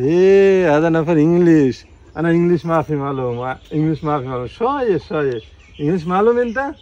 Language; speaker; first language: Arabic; non-native, learner; Bangla